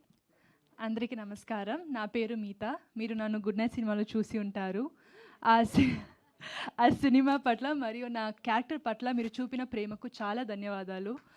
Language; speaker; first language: Telugu; non-native, learner; Tamil